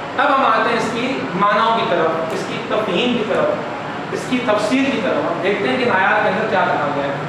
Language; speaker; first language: Urdu; non-native, local second language; Sindhi